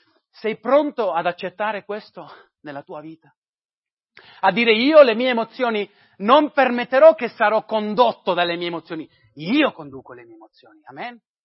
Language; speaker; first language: Italian; non-native, fluent; English